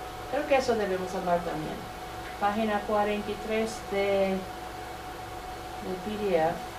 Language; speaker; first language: Spanish; non-native, fluent; English